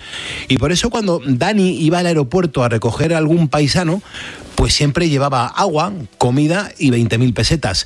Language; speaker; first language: Spanish; native; Spanish